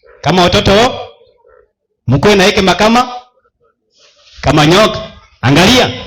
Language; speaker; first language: Swahili; non-native, local second language; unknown